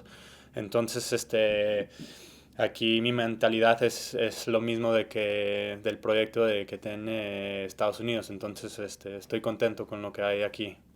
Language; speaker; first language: Spanish; early bilingual, heritage; Spanish